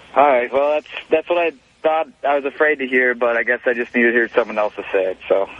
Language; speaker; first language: English; native; English